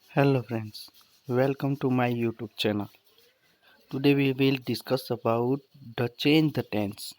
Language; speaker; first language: English; non-native, local second language; Gujarati